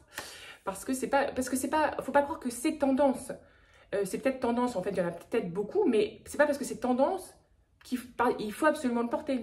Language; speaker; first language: French; native; French